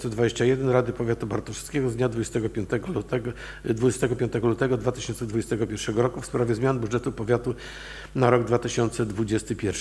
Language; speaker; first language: Polish; native; Polish